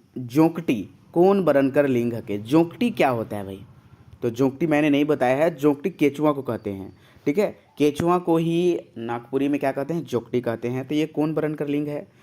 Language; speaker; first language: Hindi; native; Hindi